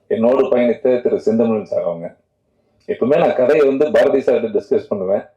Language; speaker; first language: Tamil; native; Tamil